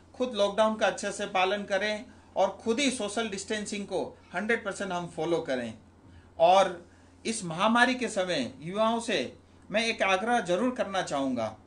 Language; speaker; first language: Hindi; non-native, local second language; Nepali